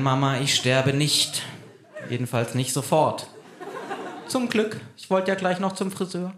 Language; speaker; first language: German; native; German